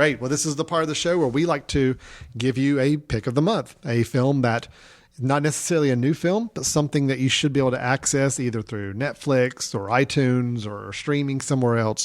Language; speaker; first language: English; native; English